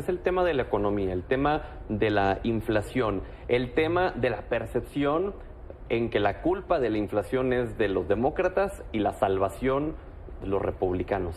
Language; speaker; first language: Spanish; native; Spanish